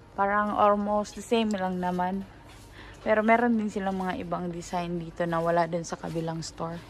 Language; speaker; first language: Filipino; non-native, local second language; Cebuano